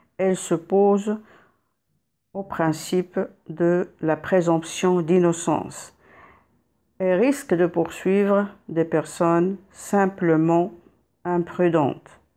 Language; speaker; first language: French; non-native, local second language; Arabic